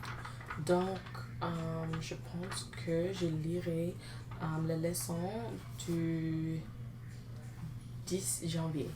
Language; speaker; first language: French; non-native, learner; English